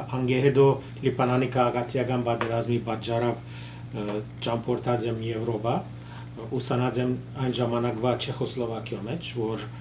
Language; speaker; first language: Armenian; early bilingual, heritage; Armenian